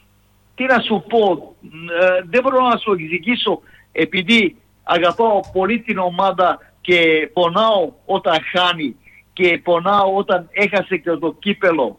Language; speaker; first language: Greek; non-native, fluent; Serbian